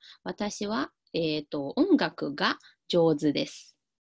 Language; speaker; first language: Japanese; non-native, fluent; Chinese